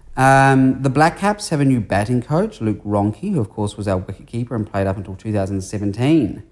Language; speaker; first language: English; native; English